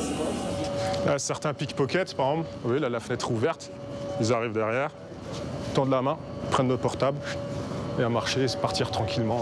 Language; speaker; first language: French; native; French